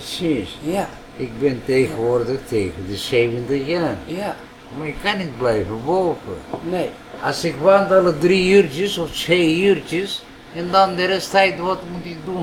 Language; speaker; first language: Dutch; non-native, learner; Greek